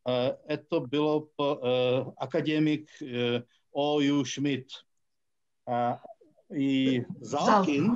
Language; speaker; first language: Russian; non-native, fluent; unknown